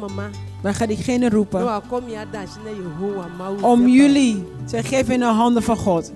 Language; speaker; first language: Dutch; non-native, fluent; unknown